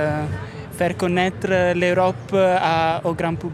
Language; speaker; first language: French; non-native, fluent; Italian